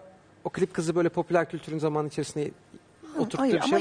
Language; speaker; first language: Turkish; native; Turkish